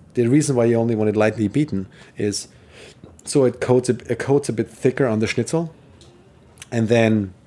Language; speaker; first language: English; non-native, fluent; German